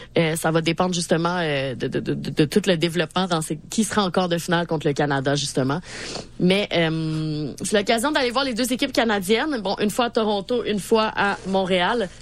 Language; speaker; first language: French; native; French